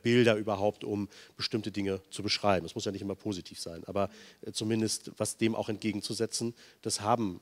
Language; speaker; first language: German; native; German